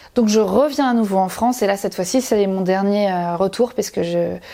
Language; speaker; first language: French; native; French